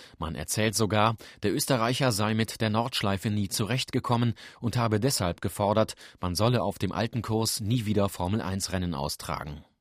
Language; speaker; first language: German; native; German